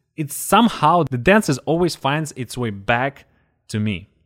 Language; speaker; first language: English; non-native, fluent; Russian